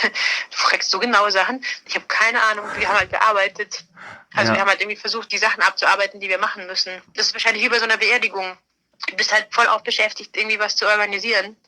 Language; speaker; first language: German; native; German